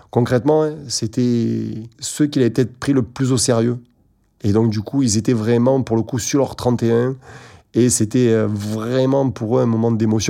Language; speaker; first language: French; native; French